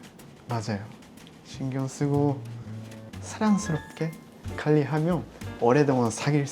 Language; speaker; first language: Korean; non-native, fluent; Japanese